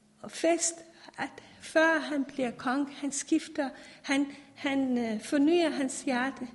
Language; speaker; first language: Danish; non-native, fluent; Persian